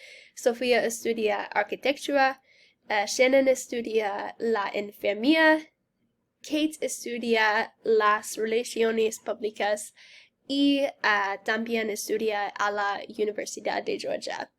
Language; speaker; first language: Spanish; non-native, learner; English